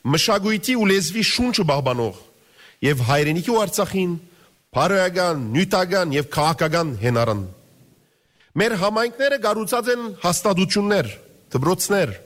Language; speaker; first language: Armenian; early bilingual, heritage; Armenian